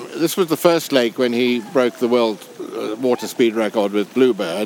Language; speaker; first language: English; native; English